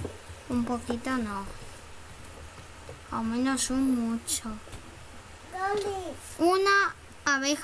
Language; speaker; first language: Spanish; native; Spanish